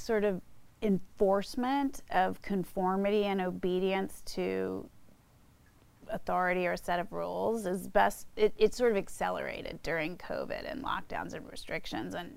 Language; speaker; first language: English; native; English